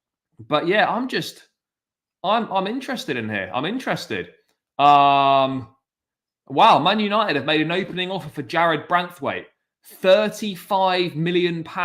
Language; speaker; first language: English; native; English